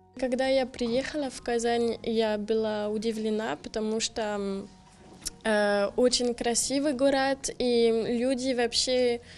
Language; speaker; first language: Russian; non-native, fluent; French